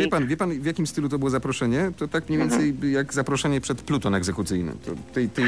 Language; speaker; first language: Polish; native; Polish